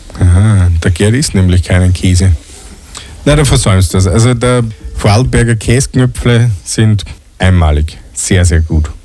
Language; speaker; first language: German; native; German